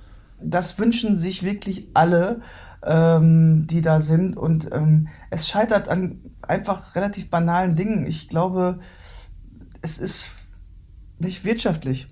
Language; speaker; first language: German; native; German